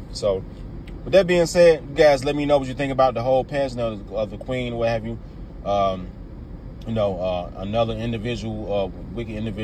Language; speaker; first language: English; native; English